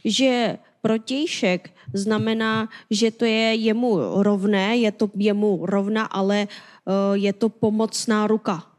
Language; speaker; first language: Czech; non-native, fluent; Korean